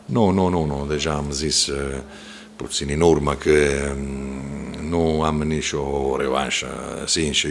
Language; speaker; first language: Romanian; non-native, fluent; Italian